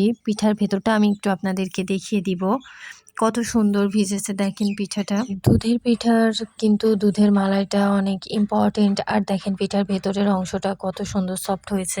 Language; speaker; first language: Bangla; native; Bangla